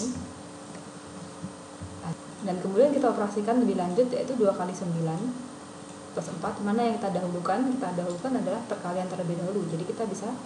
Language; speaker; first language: Indonesian; native; Indonesian